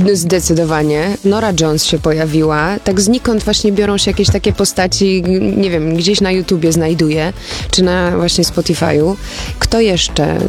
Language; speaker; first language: Polish; early bilingual, other home language; German